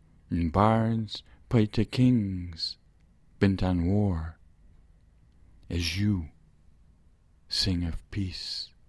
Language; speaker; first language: English; native; English